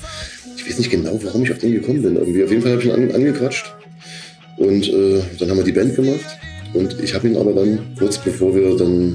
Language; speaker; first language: German; native; German